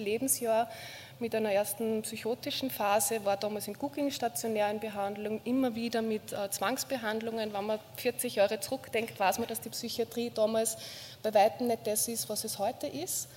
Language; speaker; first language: German; native; German